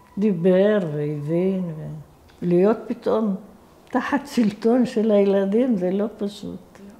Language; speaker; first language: Hebrew; early bilingual, other home language; Arabic